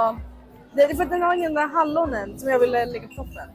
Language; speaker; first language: Swedish; early bilingual, other home language; Mongolian